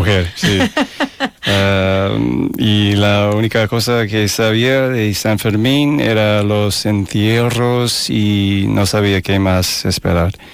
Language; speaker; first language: Spanish; non-native, fluent; English